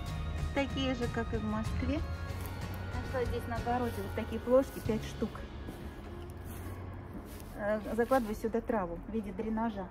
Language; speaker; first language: Russian; native; Russian